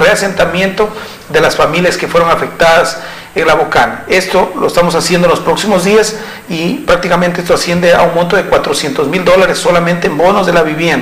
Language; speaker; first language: Spanish; native; Spanish